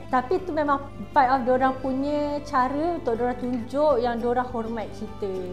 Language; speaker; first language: Malay; native; Malay